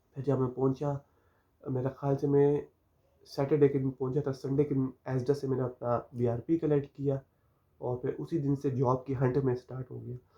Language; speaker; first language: Urdu; non-native, local second language; Punjabi